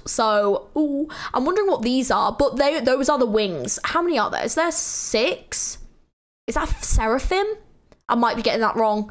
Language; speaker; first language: English; native; English